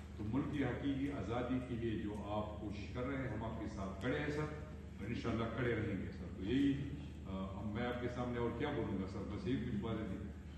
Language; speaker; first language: Urdu; non-native, local second language; Pashto